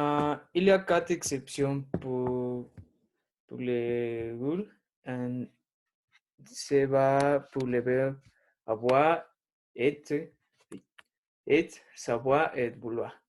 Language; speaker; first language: French; non-native, learner; Spanish